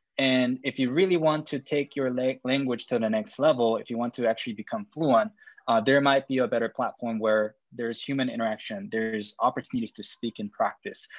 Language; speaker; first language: English; non-native, fluent; Korean